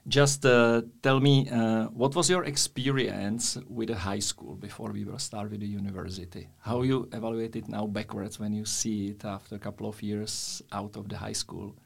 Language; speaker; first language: English; non-native, fluent; Czech